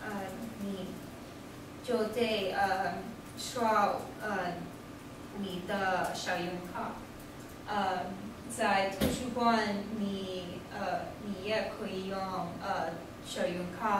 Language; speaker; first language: Chinese; non-native, learner; English